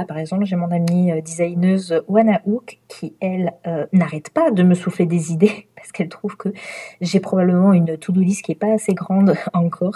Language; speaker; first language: French; native; French